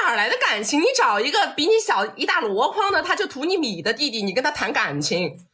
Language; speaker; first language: Chinese; native; Chinese